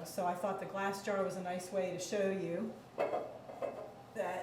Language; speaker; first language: English; native; English